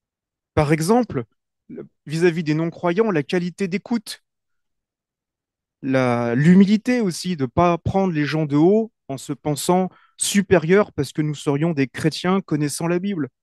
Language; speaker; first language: French; native; French